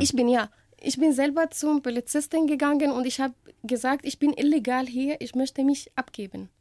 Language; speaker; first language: German; non-native, learner; Arabic